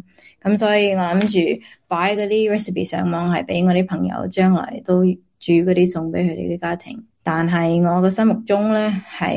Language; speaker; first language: Cantonese; early bilingual, heritage; Cantonese